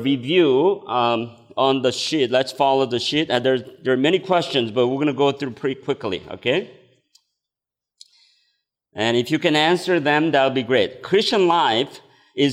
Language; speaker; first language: English; non-native, fluent; Korean